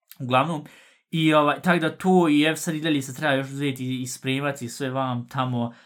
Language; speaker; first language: Bosnian; early bilingual, heritage; Bosnian